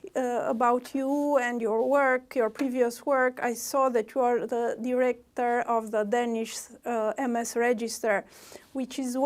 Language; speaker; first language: English; non-native, fluent; Romanian